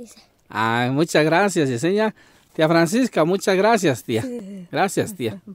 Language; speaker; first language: Spanish; native; Spanish